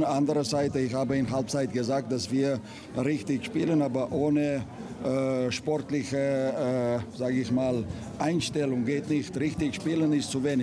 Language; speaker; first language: German; non-native, learner; Russian